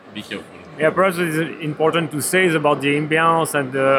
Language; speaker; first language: English; non-native, fluent; French